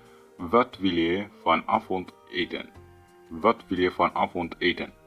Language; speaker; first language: Dutch; non-native, fluent; Tigrinya